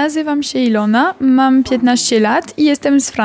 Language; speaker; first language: Polish; early bilingual, heritage; French